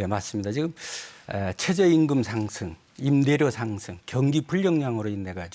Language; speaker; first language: Korean; native; Korean